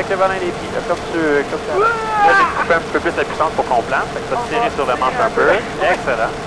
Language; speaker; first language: French; native; French